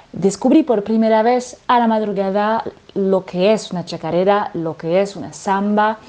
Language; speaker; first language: Spanish; non-native, fluent; French